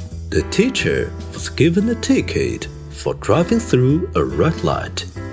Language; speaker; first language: English; non-native, fluent; Chinese